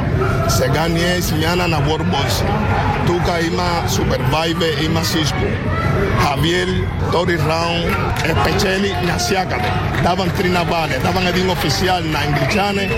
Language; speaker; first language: Bulgarian; non-native, learner; Spanish